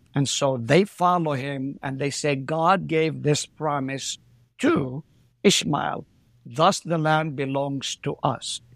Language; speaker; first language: English; non-native, fluent; Arabic